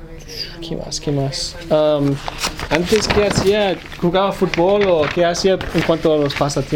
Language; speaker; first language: Spanish; early bilingual, other home language; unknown